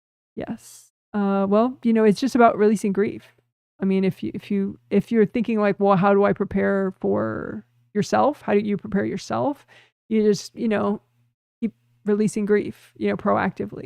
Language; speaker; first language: English; native; English